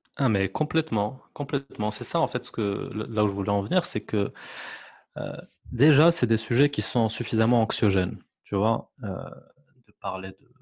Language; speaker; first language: French; non-native, local second language; Arabic